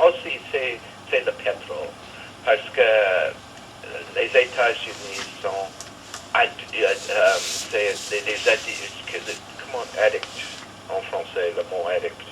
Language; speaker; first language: French; non-native, learner; English